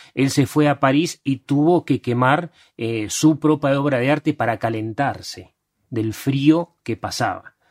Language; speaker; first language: Spanish; early bilingual, other home language; Hungarian